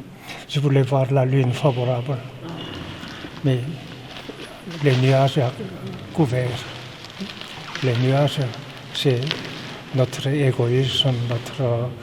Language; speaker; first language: French; non-native, fluent; Korean